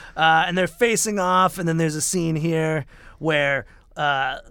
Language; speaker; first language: English; native; English